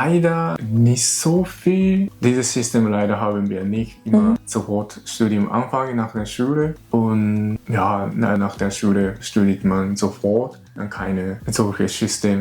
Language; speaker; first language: German; non-native, learner; Japanese